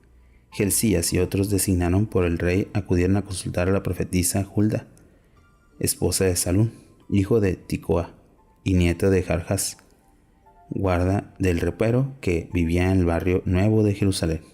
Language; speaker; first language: Spanish; native; Spanish